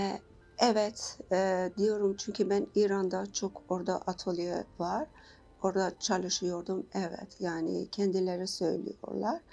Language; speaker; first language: Turkish; non-native, learner; Persian